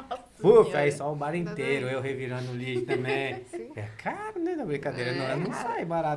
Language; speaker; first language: Portuguese; native; Portuguese